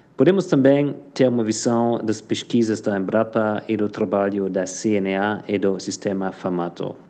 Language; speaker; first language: Portuguese; non-native, fluent; German